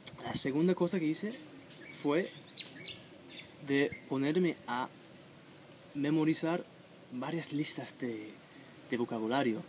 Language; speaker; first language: Spanish; non-native, fluent; English